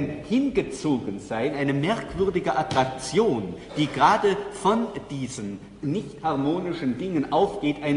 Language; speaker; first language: German; native; German